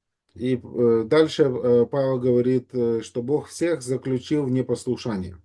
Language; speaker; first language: Russian; native; Russian